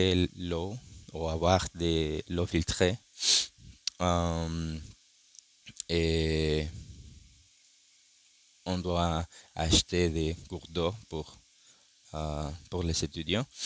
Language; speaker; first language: French; non-native, learner; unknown